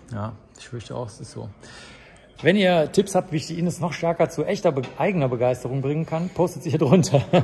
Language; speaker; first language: German; native; German